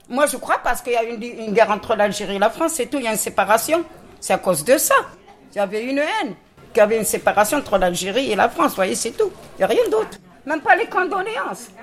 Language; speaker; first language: French; non-native, local second language; Arabic